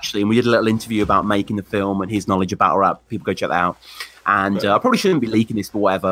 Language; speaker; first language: English; native; English